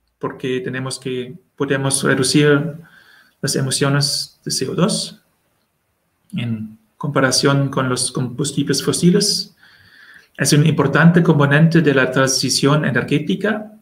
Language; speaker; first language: Spanish; non-native, learner; German